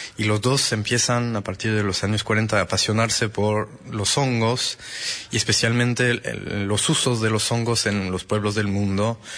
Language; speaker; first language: Spanish; non-native, fluent; French